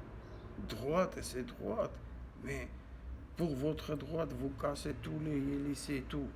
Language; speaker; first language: French; non-native, learner; Armenian